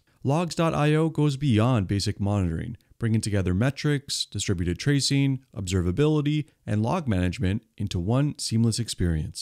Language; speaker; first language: English; native; English